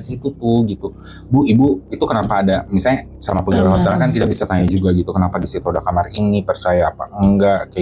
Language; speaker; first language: Indonesian; native; Indonesian